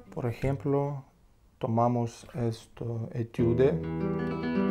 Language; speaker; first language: Spanish; non-native, learner; Russian